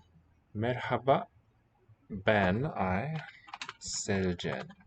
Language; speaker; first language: Turkish; non-native, learner; English